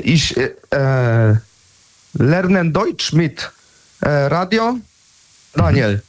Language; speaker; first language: German; non-native, learner; Polish